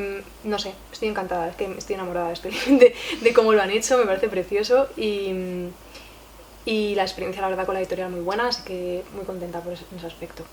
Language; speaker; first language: Spanish; native; Spanish